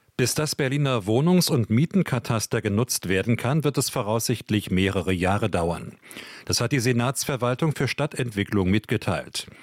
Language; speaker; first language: German; native; German